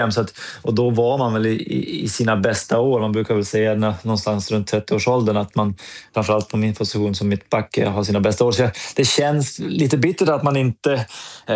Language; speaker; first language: Swedish; native; Swedish